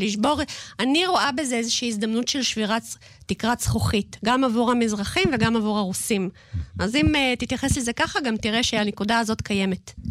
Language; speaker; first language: Hebrew; non-native, fluent; Russian